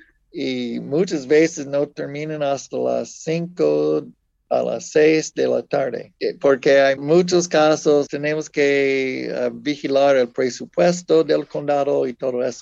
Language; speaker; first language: Spanish; non-native, fluent; English